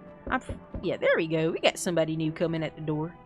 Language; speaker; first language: English; native; English